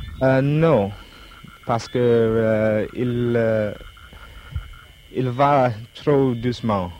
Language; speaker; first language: French; non-native, learner; English